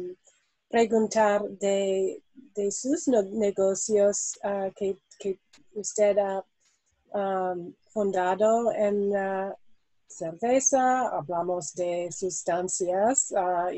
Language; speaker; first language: Spanish; non-native, learner; English